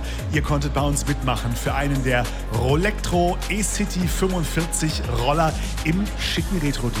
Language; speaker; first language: German; native; German